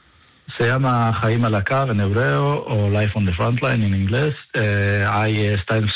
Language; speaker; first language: Spanish; non-native, learner; Hebrew